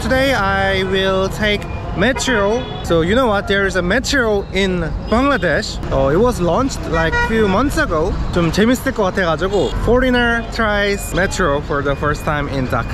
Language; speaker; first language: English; non-native, learner; Korean